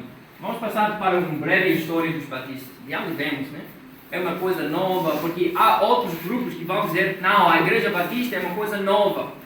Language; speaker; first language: Portuguese; non-native, fluent; English